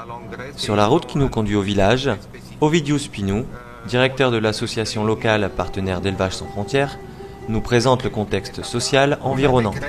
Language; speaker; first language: French; native; French